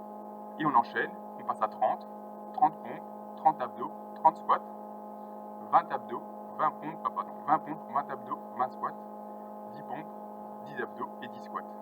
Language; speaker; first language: French; native; French